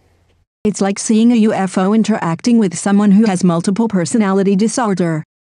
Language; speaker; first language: English; native; English